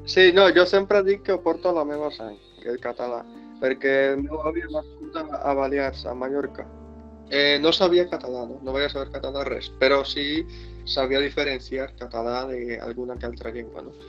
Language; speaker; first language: Catalan; non-native, learner; Spanish